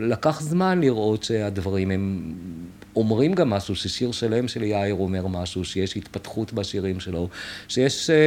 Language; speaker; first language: Hebrew; native; Hebrew